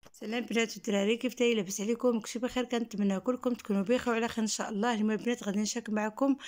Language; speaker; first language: Arabic; native; Arabic